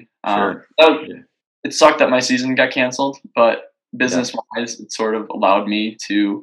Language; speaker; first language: English; native; English